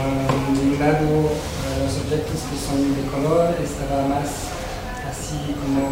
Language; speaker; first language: Spanish; non-native, fluent; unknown